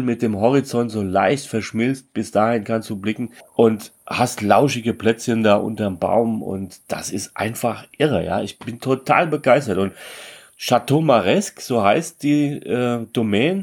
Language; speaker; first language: German; native; German